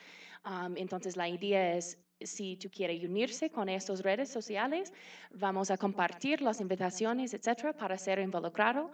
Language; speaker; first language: Spanish; non-native, fluent; English